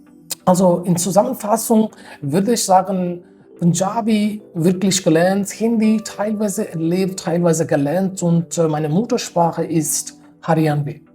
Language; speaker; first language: German; non-native, fluent; Haryanvi